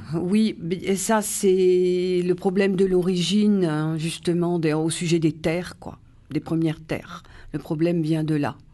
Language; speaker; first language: French; native; French